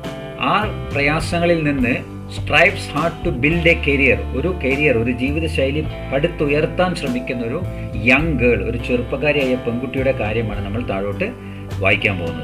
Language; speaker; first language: Malayalam; native; Malayalam